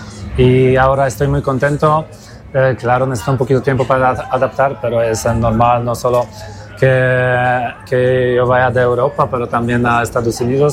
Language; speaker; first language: Spanish; non-native, learner; Polish